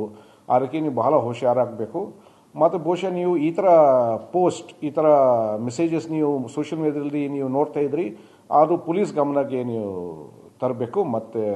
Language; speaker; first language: Kannada; non-native, fluent; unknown